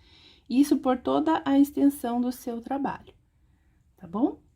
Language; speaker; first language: Portuguese; native; Portuguese